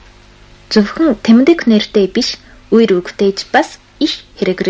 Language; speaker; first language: Mongolian; non-native, fluent; Japanese